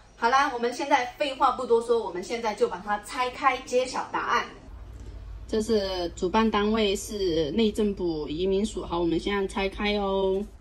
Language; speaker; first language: Chinese; native; Chinese